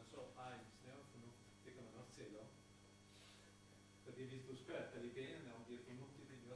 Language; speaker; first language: Danish; non-native, fluent; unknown